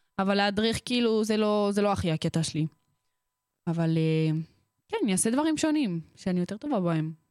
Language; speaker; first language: Hebrew; early bilingual, other home language; Russian